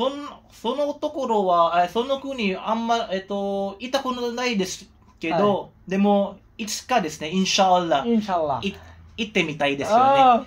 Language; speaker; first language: Japanese; non-native, learner; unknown